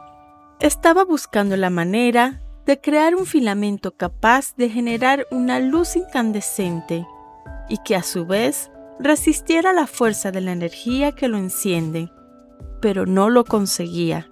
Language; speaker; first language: Spanish; native; Spanish